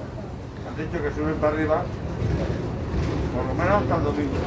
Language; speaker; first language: Spanish; native; Spanish